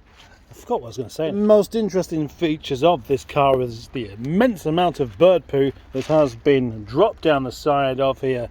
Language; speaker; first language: English; native; English